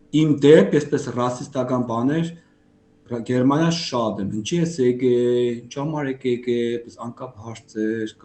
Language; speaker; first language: Armenian; early bilingual, heritage; Armenian